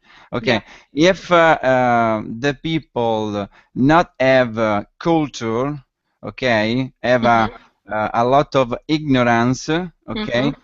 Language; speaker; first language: English; non-native, learner; Italian